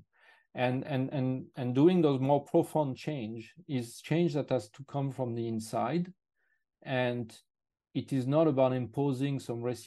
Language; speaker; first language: English; non-native, fluent; French